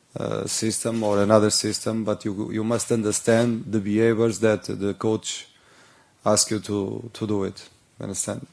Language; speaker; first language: English; non-native, learner; Portuguese